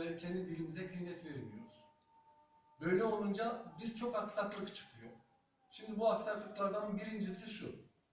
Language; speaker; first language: Turkish; non-native, local second language; Zaza